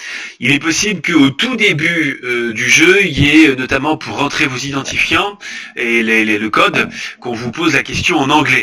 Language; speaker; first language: French; native; French